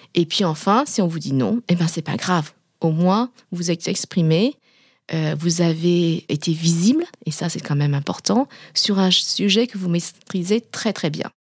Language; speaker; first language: French; early bilingual, other home language; Vietnamese